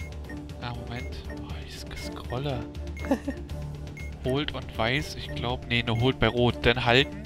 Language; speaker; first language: German; native; German